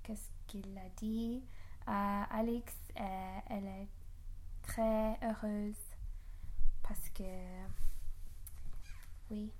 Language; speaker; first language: French; non-native, learner; English